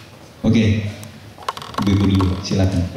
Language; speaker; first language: Indonesian; native; Indonesian